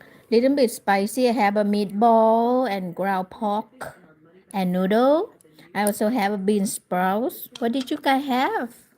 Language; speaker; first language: English; non-native, learner; Thai